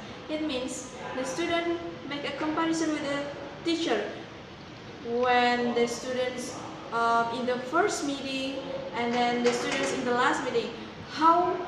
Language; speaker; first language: English; non-native, learner; Indonesian